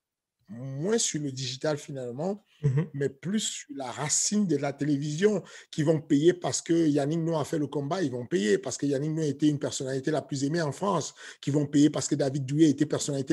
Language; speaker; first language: French; native; French